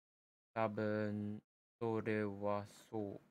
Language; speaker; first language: Japanese; early bilingual, heritage; Japanese